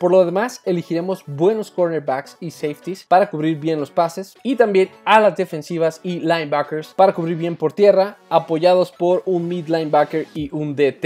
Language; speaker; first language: Spanish; native; Spanish